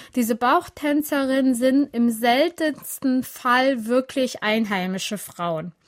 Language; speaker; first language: German; early bilingual, other home language; Albanian